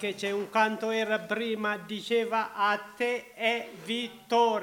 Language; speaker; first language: Italian; non-native, learner; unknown